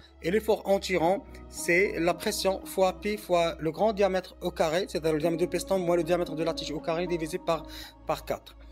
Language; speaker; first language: French; non-native, local second language; Arabic